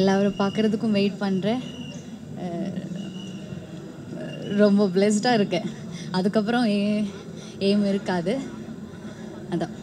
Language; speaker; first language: Tamil; non-native, learner; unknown